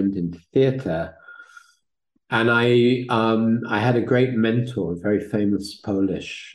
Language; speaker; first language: English; native; English